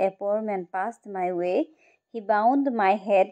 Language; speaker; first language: English; non-native, local second language; Assamese